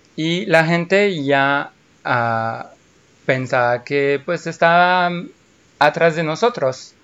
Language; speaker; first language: Spanish; non-native, fluent; French